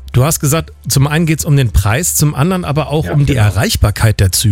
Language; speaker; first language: German; native; German